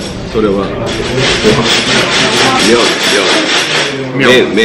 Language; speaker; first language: Japanese; non-native, fluent; Korean